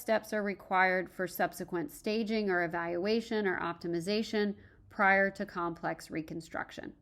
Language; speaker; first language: English; native; English